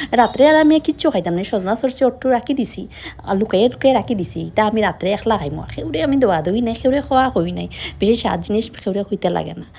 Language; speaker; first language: Bangla; non-native, local second language; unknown